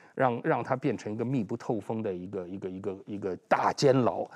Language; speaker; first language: Chinese; non-native, local second language; Uyghur